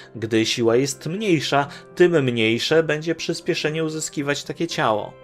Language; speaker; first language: Polish; native; Polish